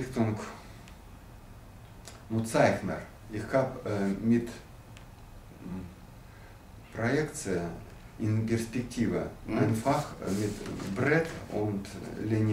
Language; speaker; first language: German; non-native, learner; Russian